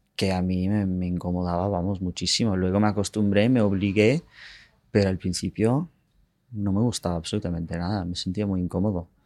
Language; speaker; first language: Spanish; non-native, fluent; English